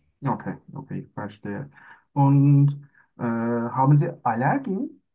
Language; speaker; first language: German; non-native, learner; Turkish